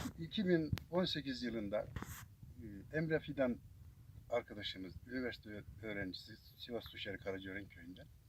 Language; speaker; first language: Turkish; native; Turkish